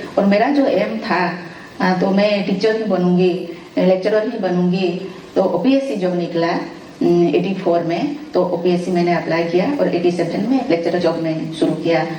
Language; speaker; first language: Hindi; non-native, local second language; Santali